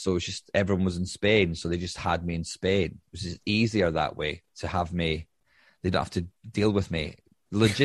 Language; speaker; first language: English; native; English